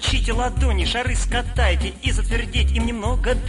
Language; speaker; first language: Russian; native; Russian